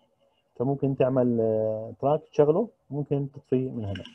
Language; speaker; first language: Arabic; native; Arabic